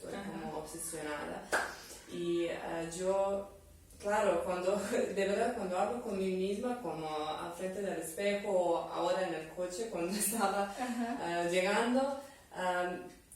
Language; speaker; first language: Spanish; non-native, fluent; Serbian